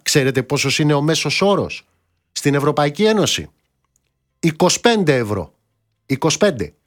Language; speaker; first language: Greek; native; Greek